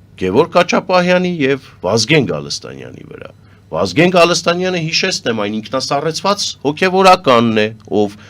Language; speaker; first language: Armenian; native; Armenian